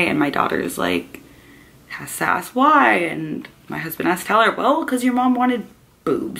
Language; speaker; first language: English; native; English